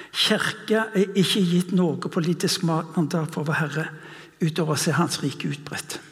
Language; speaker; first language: Norwegian; non-native, fluent; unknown